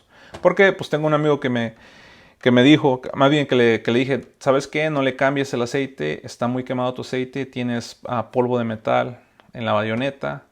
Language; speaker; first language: Spanish; native; Spanish